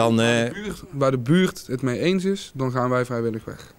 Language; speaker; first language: Dutch; native; Dutch